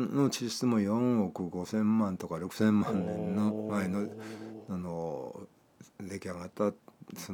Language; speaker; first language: Japanese; native; Japanese